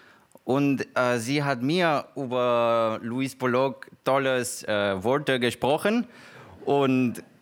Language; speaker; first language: German; non-native, learner; Spanish